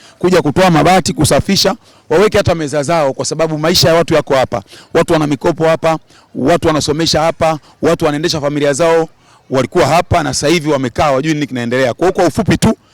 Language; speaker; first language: Swahili; native; Swahili